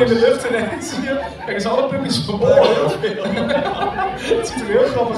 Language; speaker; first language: Dutch; native; Dutch